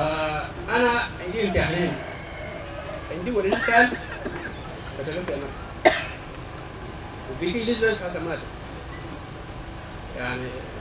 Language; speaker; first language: Arabic; non-native, local second language; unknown